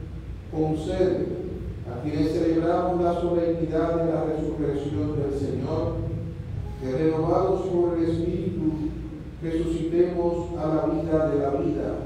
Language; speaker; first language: Spanish; native; Spanish